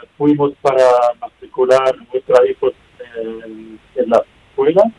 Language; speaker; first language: Spanish; non-native, learner; Arabic